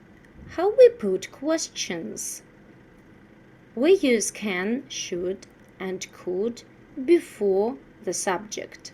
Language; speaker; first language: English; non-native, fluent; Russian